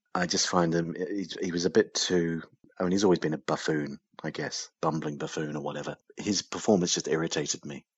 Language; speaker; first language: English; native; English